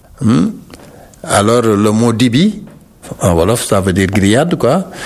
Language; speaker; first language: French; non-native, local second language; Wolof